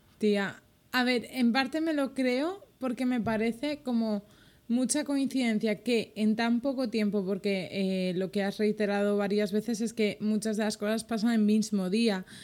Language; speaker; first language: Spanish; native; Spanish